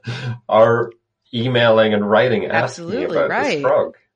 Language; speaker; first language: English; native; English